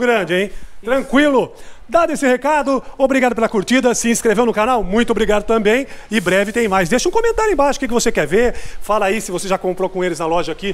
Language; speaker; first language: Portuguese; native; Portuguese